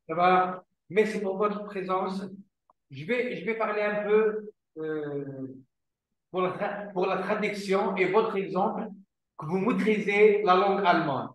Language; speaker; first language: French; non-native, learner; Arabic